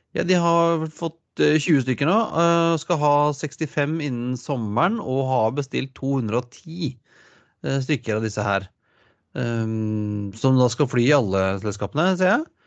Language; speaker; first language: Norwegian; native; Norwegian